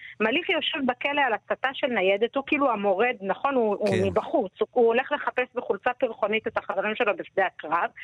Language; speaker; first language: Hebrew; native; Hebrew